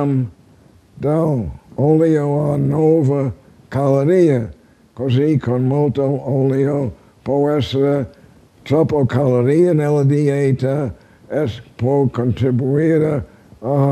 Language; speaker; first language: Italian; non-native, learner; English